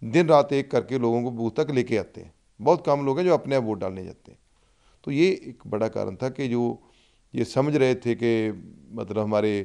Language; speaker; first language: Hindi; non-native, local second language; Punjabi